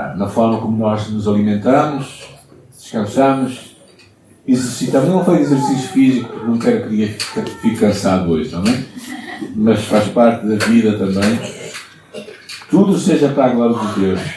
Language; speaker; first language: Portuguese; native; Portuguese